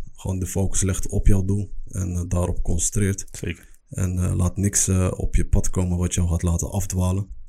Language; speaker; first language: Dutch; early bilingual, other home language; Arabic